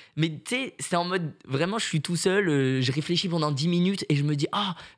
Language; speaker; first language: French; native; French